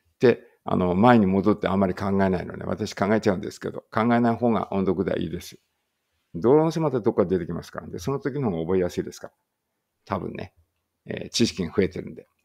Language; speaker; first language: Japanese; native; Japanese